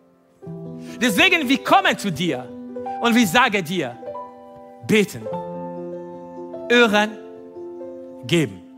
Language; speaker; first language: German; non-native, fluent; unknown